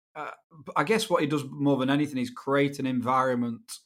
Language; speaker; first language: English; native; English